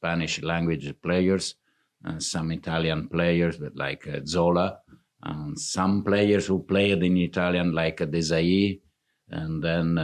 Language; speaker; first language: English; non-native, fluent; Italian